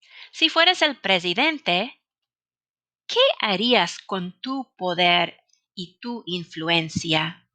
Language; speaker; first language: Spanish; non-native, fluent; English